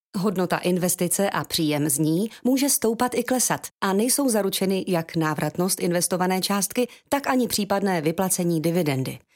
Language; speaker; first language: Czech; native; Czech